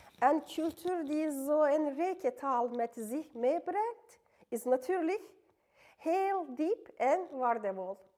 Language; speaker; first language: Dutch; non-native, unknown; Turkish